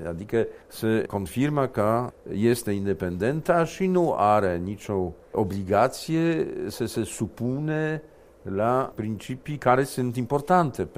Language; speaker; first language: Romanian; non-native, fluent; Polish